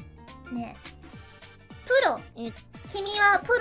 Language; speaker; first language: Japanese; native; Japanese